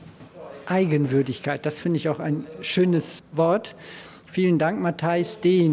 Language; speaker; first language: German; native; German